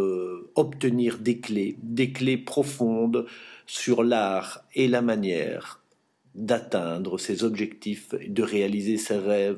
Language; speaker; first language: French; native; French